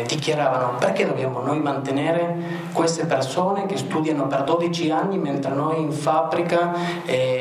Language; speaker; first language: Italian; non-native, fluent; Spanish